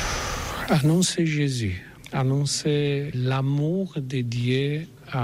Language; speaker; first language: French; non-native, learner; Polish